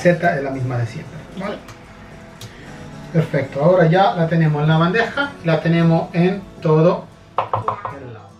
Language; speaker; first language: Spanish; non-native, fluent; Italian